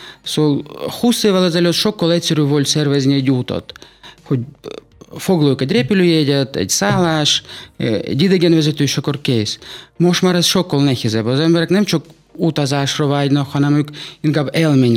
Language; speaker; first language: Hungarian; non-native, fluent; Russian